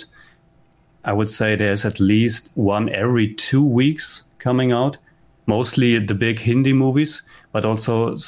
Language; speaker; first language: English; non-native, fluent; German